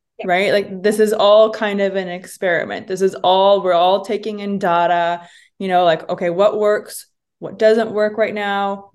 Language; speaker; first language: English; native; English